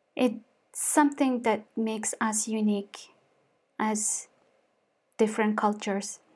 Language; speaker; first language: English; non-native, fluent; Mongolian